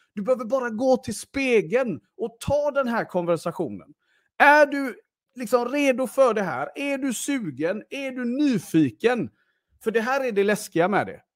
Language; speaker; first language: Swedish; early bilingual, other home language; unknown